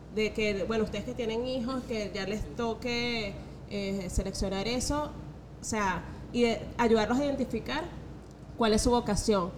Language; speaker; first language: Spanish; native; Spanish